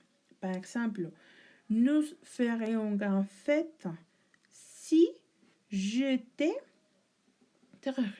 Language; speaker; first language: French; non-native, learner; Spanish